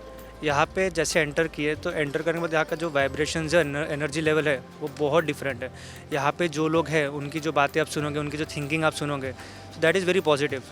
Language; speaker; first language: Hindi; native; Hindi